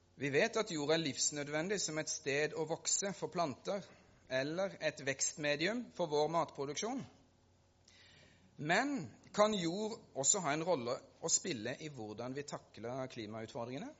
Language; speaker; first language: Norwegian; native; Norwegian